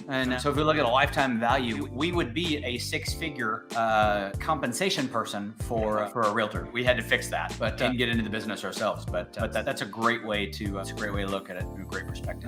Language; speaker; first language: English; native; English